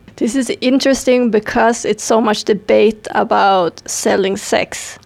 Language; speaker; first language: English; non-native, fluent; Swedish